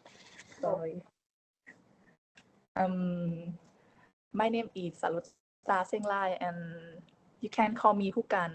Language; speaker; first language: English; non-native, learner; Thai